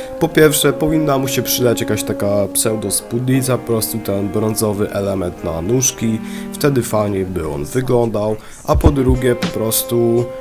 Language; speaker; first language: Polish; native; Polish